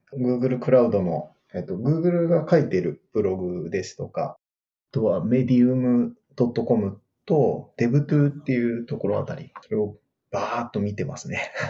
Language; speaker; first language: Japanese; native; Japanese